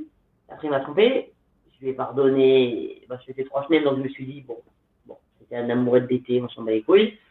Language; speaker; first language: French; native; French